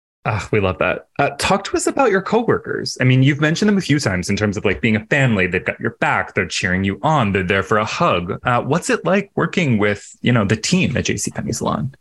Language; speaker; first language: English; native; English